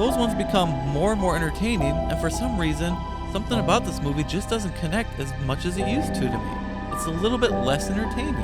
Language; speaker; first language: English; native; English